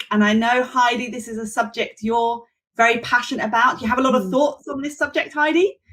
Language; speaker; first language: English; native; English